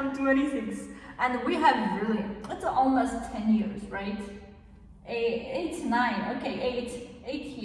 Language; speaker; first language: English; non-native, learner; Kazakh